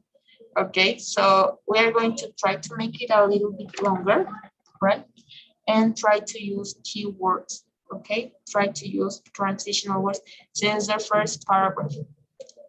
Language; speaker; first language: English; non-native, fluent; Spanish